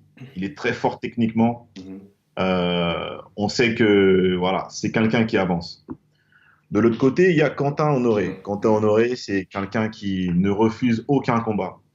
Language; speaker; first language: French; native; French